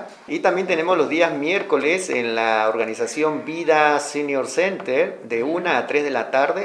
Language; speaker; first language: Spanish; native; Spanish